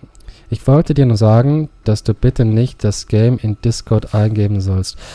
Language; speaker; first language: German; non-native, learner; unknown